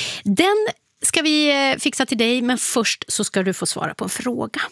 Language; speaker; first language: Swedish; native; Swedish